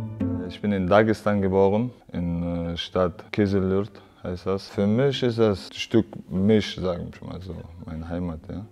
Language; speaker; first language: German; non-native, fluent; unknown